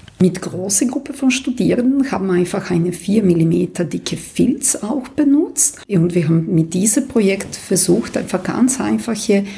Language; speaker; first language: German; non-native, fluent; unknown